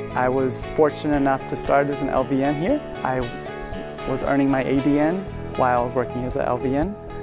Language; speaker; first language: English; native; English